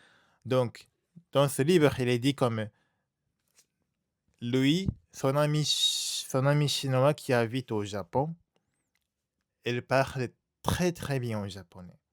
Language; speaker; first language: French; non-native, learner; Japanese